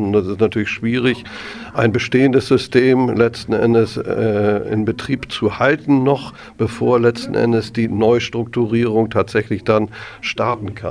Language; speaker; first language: German; native; German